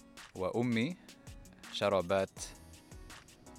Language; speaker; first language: Arabic; non-native, learner; English